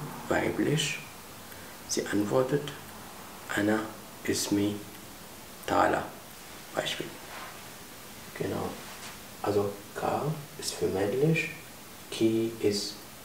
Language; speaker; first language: German; non-native, fluent; Arabic